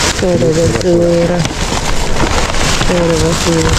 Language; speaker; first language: Spanish; non-native, learner; Filipino